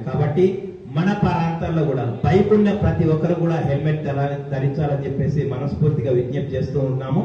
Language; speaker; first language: Telugu; native; Telugu